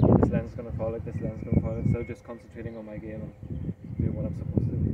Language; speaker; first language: English; early bilingual, other home language; Spanish